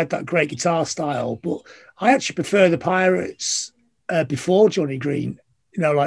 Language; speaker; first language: English; native; English